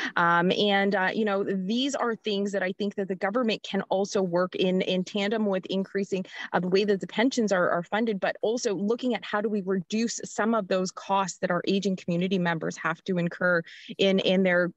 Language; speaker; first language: English; native; English